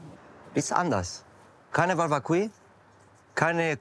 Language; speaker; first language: German; non-native, learner; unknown